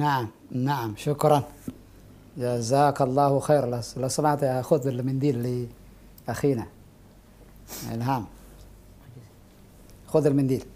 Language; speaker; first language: Arabic; non-native, fluent; Indonesian